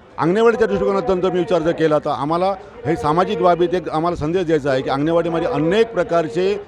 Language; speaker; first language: Marathi; native; Marathi